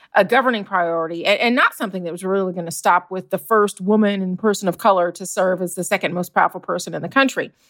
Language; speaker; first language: English; native; English